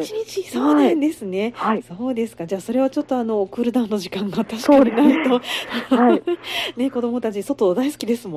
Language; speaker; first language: Japanese; native; Japanese